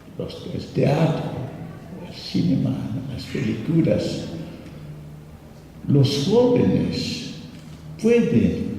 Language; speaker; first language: Spanish; non-native, fluent; French